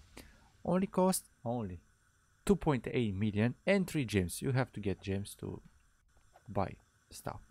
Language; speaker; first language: English; non-native, fluent; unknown